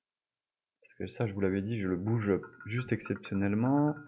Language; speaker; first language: French; native; French